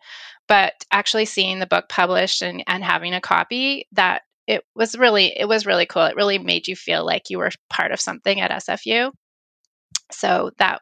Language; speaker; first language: English; native; English